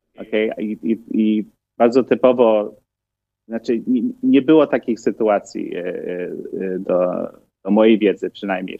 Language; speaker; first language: Polish; early bilingual, heritage; Polish